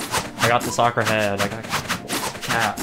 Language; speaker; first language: English; native; English